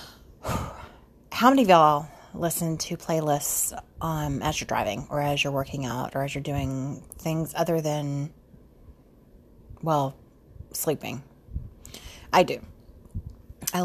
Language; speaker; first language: English; native; English